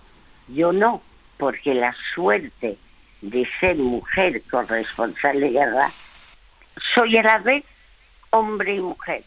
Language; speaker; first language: Spanish; early bilingual, other home language; French